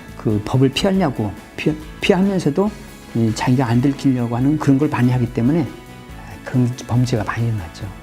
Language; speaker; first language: Korean; native; Korean